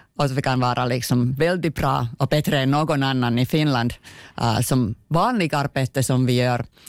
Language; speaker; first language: Swedish; non-native, local second language; Finnish